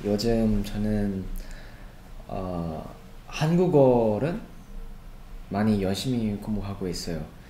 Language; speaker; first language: Korean; non-native, learner; Thai